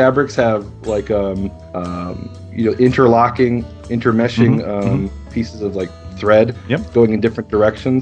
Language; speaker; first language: English; native; English